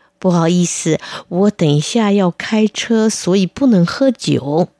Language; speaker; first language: Chinese; non-native, fluent; Vietnamese